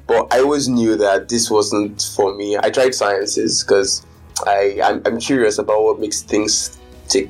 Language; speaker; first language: English; non-native, local second language; Yoruba